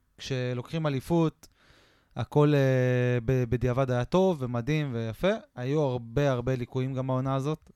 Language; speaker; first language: Hebrew; native; Hebrew